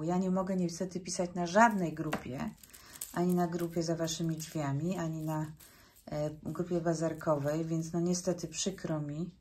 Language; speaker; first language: Polish; native; Polish